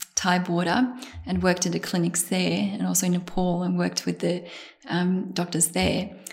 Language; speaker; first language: English; early bilingual, other home language; Bosnian